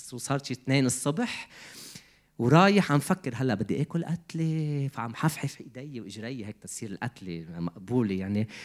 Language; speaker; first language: Arabic; native; Arabic